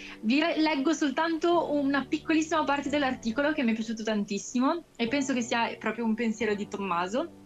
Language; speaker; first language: Italian; native; Italian